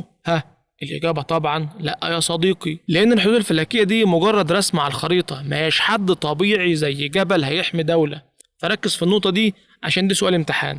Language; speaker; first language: Arabic; native; Arabic